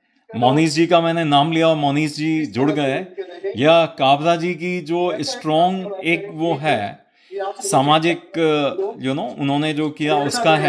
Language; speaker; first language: Hindi; native; Hindi